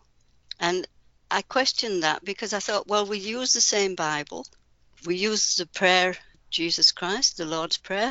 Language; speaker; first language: English; native; English